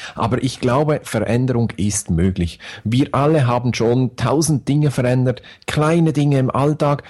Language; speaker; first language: German; native; German